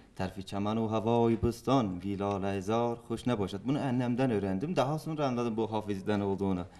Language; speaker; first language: Turkish; non-native, fluent; Persian